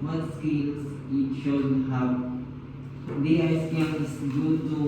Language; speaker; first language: English; non-native, learner; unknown